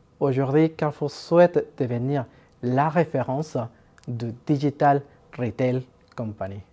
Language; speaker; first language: French; non-native, fluent; Spanish